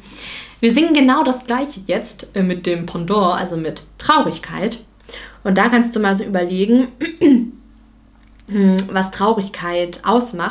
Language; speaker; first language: German; native; German